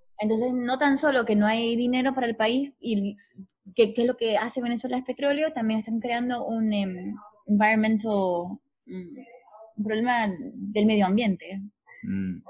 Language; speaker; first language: Spanish; native; Spanish